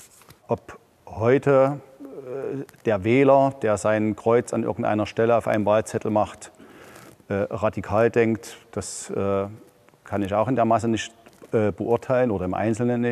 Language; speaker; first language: German; native; German